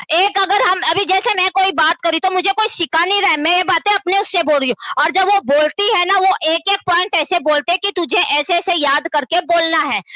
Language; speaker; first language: Hindi; native; Hindi